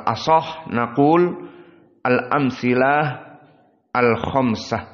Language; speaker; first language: Arabic; non-native, fluent; Indonesian